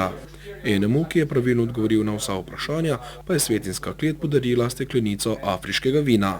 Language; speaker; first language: Slovenian; native; Slovenian